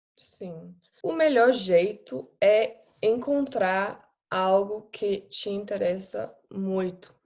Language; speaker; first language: Portuguese; non-native, fluent; German